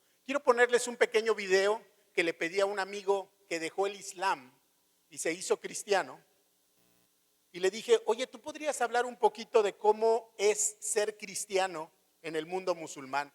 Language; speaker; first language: Spanish; native; Spanish